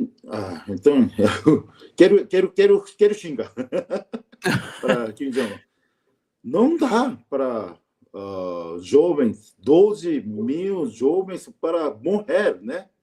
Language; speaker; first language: Portuguese; non-native, learner; Korean